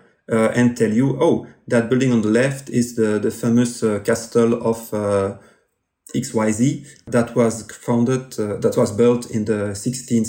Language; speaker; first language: English; non-native, fluent; French